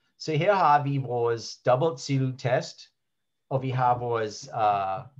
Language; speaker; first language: Danish; non-native, learner; English